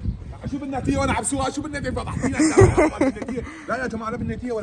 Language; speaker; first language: Arabic; native; Arabic